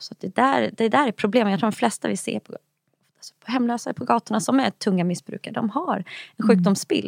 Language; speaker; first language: Swedish; native; Swedish